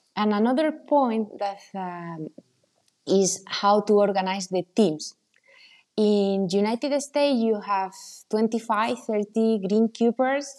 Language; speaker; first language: English; non-native, fluent; Spanish